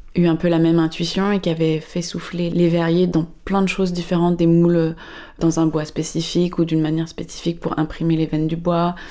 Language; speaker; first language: French; native; French